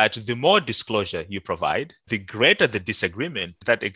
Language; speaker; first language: English; non-native, local second language; Shona